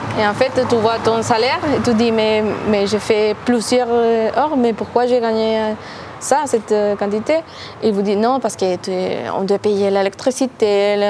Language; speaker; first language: French; non-native, learner; Spanish